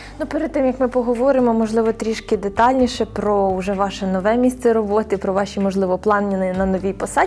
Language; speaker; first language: Ukrainian; native; Ukrainian